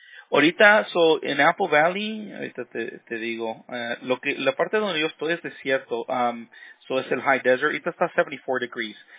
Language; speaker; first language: Spanish; early bilingual, heritage; Spanish